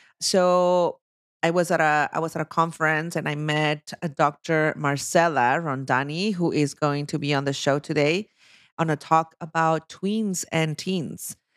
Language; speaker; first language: English; non-native, fluent; Spanish